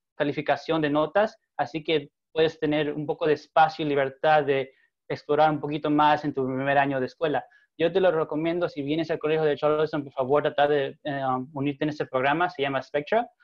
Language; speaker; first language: Spanish; early bilingual, heritage; Spanish